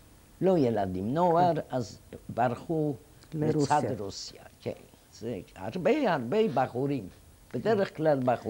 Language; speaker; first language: Hebrew; non-native, fluent; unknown